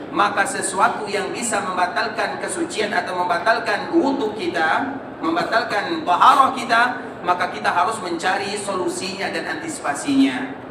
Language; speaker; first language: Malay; native; Malay